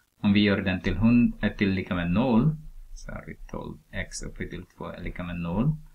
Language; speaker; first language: Swedish; non-native, fluent; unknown